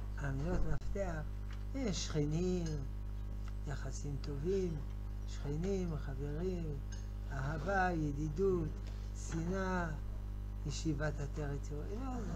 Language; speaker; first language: Hebrew; non-native, fluent; French